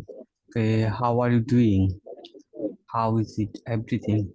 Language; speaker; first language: English; non-native, fluent; Bangla